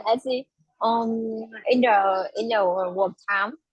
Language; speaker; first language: English; non-native, learner; Vietnamese